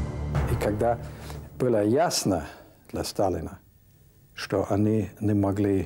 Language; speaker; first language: Russian; non-native, fluent; German